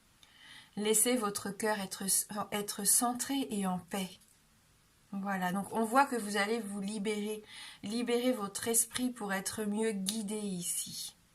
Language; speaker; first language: French; native; French